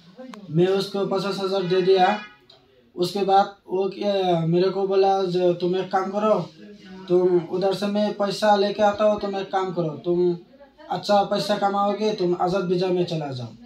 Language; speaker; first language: Hindi; non-native, local second language; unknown